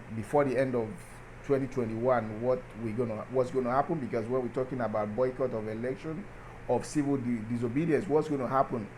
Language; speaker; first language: English; non-native, local second language; Yoruba